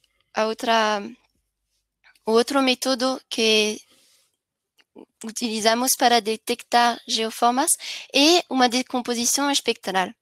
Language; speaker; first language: Spanish; non-native, learner; French